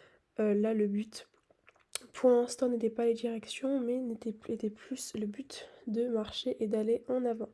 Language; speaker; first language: French; native; French